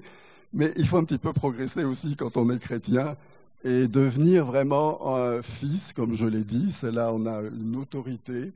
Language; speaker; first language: French; native; French